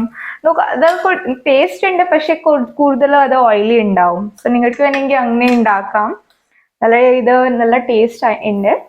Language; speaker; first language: Malayalam; non-native, local second language; Hindi